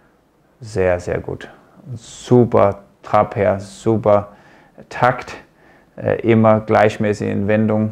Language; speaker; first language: German; non-native, fluent; Danish